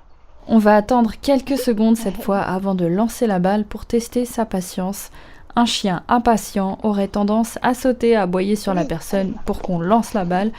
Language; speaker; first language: French; native; French